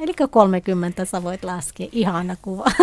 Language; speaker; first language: Finnish; non-native, learner; Kurdish